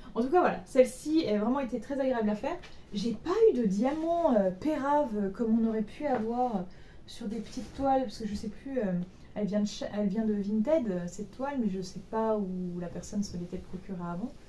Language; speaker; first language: French; native; French